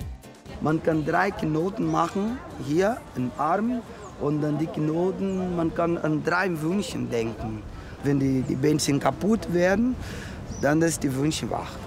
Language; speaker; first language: German; non-native, learner; Portuguese